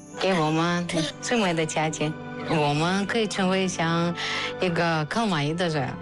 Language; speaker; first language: Chinese; non-native, learner; Russian